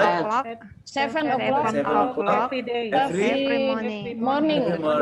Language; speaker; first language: English; non-native, learner; Indonesian